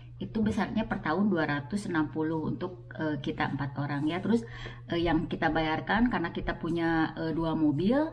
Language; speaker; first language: Indonesian; native; Indonesian